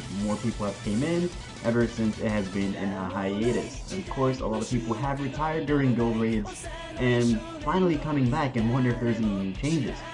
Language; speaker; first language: English; native; English